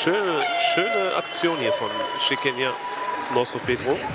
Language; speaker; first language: German; native; German